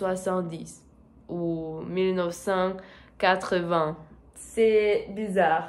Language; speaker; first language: French; non-native, learner; Portuguese